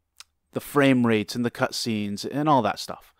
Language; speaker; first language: English; native; English